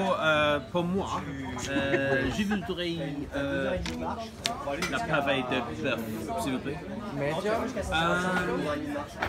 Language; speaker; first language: French; non-native, learner; English